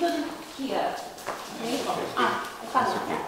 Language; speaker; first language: German; non-native, learner; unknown